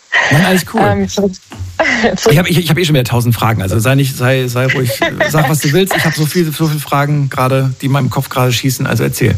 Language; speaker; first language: German; native; German